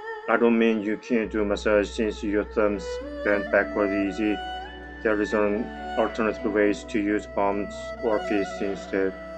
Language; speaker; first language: English; non-native, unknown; Korean